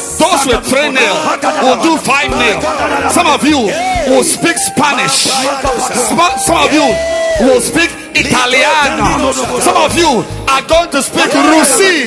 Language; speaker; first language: English; non-native, local second language; Akan